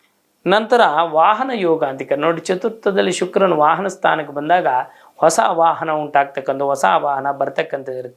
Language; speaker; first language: Kannada; native; Kannada